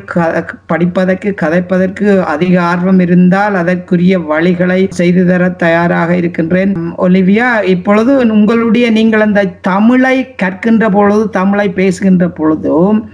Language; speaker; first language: Tamil; native; Tamil